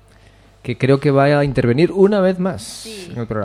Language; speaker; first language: Spanish; native; Spanish